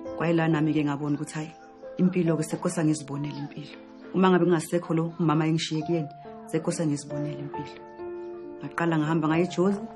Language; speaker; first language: Zulu; native; Zulu